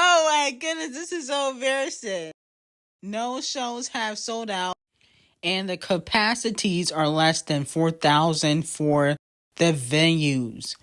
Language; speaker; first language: English; native; English